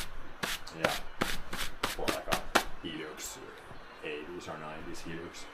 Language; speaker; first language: English; non-native, fluent; Swedish